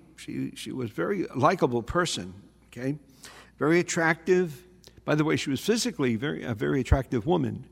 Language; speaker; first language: English; native; English